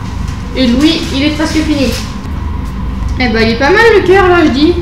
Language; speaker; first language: French; native; French